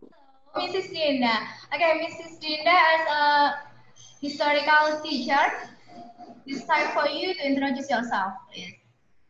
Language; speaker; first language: English; non-native, learner; Indonesian